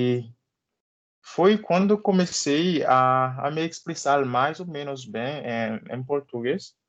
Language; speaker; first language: Portuguese; non-native, learner; Haitian Creole